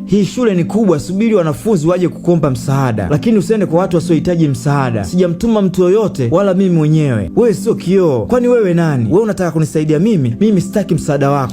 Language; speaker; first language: Swahili; native; Swahili